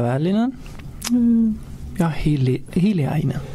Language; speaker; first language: Finnish; non-native, learner; Swedish